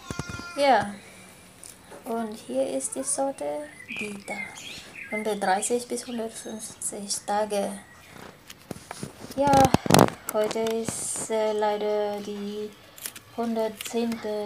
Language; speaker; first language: German; non-native, fluent; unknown